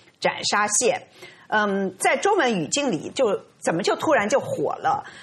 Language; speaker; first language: Chinese; native; Chinese